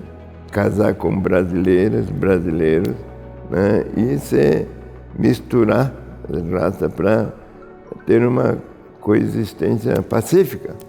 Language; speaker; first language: Portuguese; early bilingual, other home language; Japanese